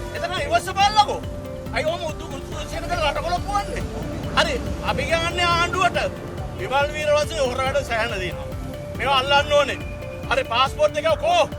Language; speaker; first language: Sinhala; non-native, local second language; Tamil